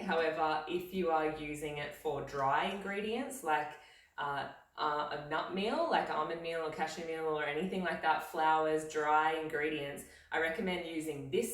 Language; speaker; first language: English; native; English